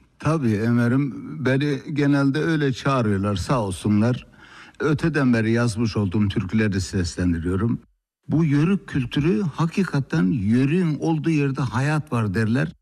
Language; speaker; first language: Turkish; native; Turkish